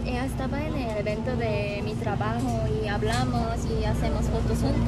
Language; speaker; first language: Spanish; non-native, learner; Korean